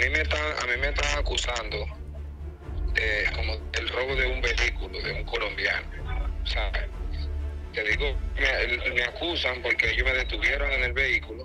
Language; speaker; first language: Spanish; native; Spanish